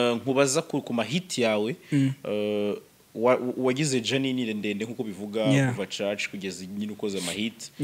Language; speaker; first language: Kinyarwanda; native; Kinyarwanda